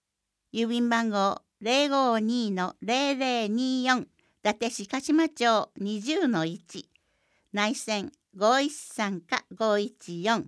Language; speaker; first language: Japanese; native; Japanese